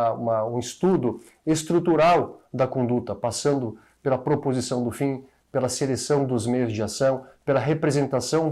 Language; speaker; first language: Portuguese; native; Portuguese